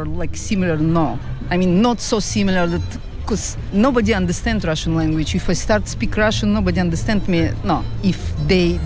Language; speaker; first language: English; non-native, fluent; Russian